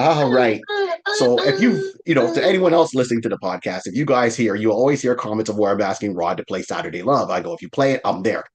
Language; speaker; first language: English; native; English